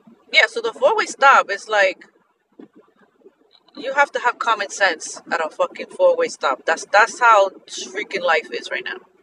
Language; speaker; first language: English; early bilingual, other home language; Spanish